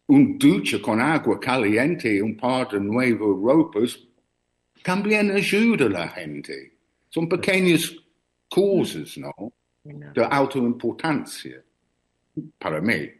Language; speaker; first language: Spanish; non-native, learner; English